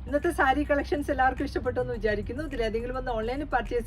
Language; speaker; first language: Malayalam; native; Malayalam